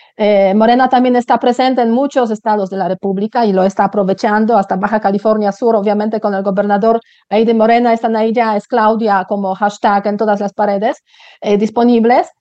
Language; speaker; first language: Spanish; non-native, fluent; Polish